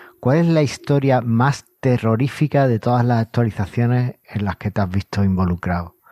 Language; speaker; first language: Spanish; native; Spanish